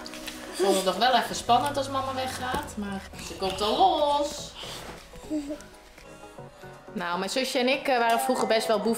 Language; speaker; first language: Dutch; native; Dutch